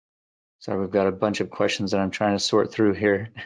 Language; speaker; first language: English; native; English